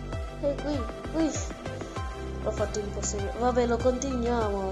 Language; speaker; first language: Italian; early bilingual, other home language; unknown